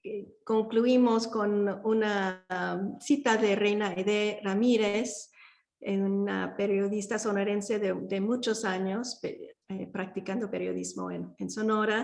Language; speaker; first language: Spanish; early bilingual, heritage; Spanish